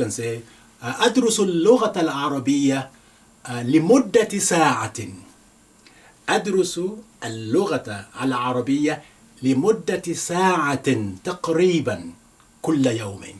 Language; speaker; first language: Arabic; non-native, fluent; Yoruba